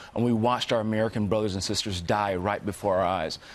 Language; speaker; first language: English; native; English